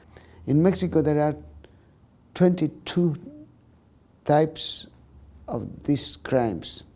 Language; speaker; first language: English; non-native, learner; Spanish